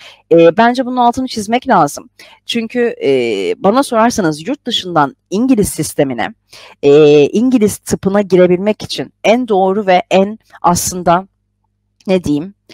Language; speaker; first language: Turkish; native; Turkish